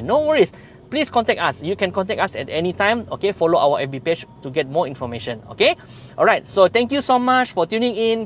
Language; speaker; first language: English; non-native, local second language; Malay